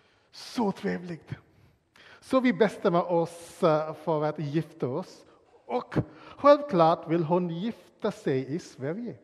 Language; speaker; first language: Swedish; non-native, fluent; English